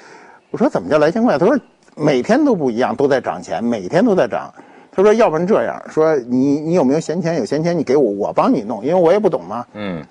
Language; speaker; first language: Chinese; native; Chinese